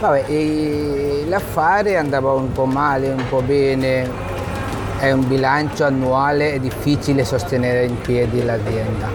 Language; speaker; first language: Italian; non-native, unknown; Bangla